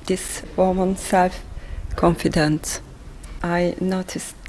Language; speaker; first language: English; non-native, learner; Turkish